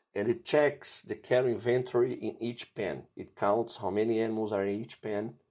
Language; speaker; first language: English; non-native, fluent; Portuguese